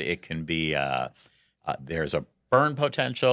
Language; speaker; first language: English; native; English